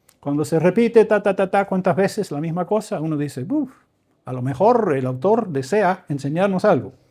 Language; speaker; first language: Spanish; early bilingual, other home language; English